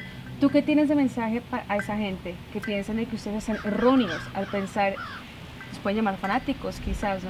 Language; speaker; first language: Spanish; native; Spanish